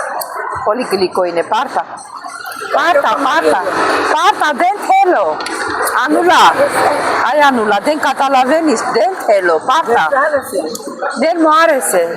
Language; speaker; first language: Greek; non-native, learner; Armenian